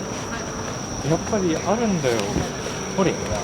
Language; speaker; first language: Japanese; native; Japanese